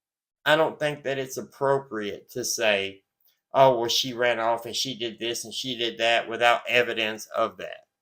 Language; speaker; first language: English; native; English